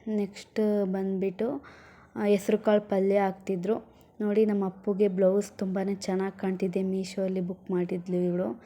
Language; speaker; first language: Kannada; non-native, local second language; Lambadi